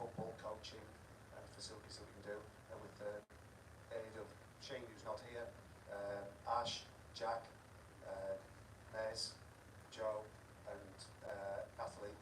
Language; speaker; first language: English; native; English